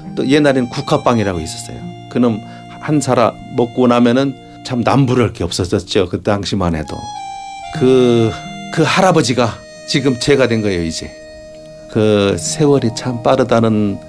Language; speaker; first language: Korean; native; Korean